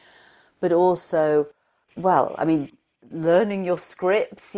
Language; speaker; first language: English; native; English